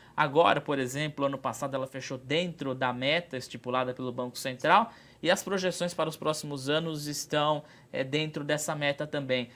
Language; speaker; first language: Portuguese; native; Portuguese